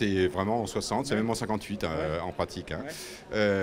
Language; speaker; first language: French; native; French